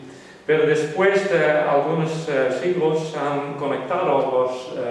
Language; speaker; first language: Spanish; non-native, learner; Western Frisian